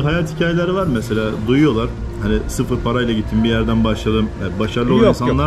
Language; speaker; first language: Turkish; native; Turkish